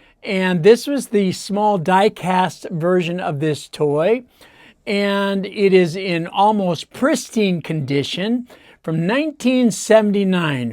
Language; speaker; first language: English; native; English